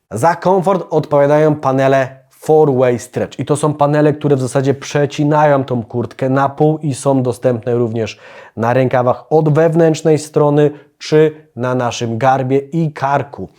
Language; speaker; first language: Polish; native; Polish